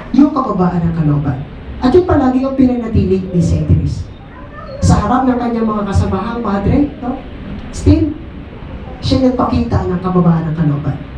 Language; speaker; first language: Filipino; native; Filipino